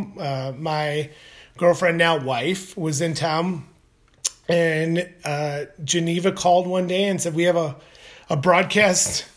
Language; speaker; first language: English; native; English